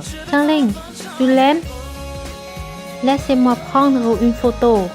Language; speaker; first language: French; non-native, learner; Vietnamese